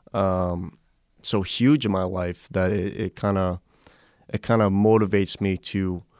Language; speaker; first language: English; native; English